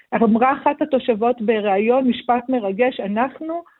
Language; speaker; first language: Hebrew; native; Hebrew